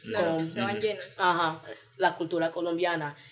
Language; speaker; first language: Spanish; early bilingual, heritage; Spanish